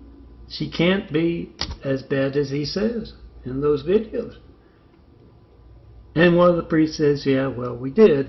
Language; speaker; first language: English; native; English